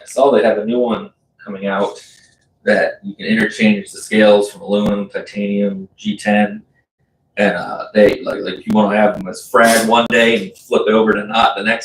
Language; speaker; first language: English; native; English